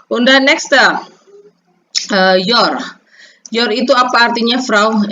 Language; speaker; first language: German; non-native, learner; Indonesian